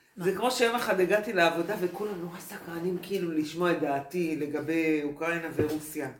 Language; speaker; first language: Hebrew; native; Hebrew